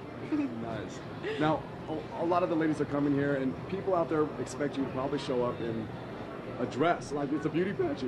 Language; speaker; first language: English; native; English